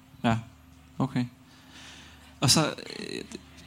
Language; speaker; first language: Swedish; non-native, learner; Danish